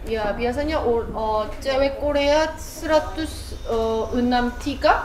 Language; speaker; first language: Indonesian; non-native, learner; Korean